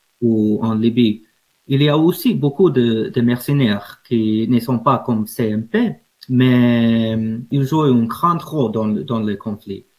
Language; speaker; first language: French; non-native, learner; English